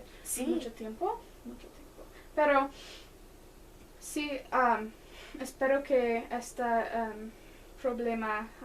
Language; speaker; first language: Spanish; non-native, learner; English